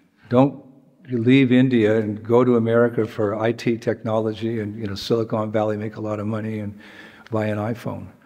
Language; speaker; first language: English; native; English